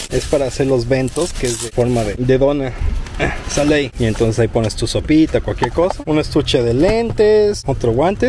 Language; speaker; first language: Spanish; native; Spanish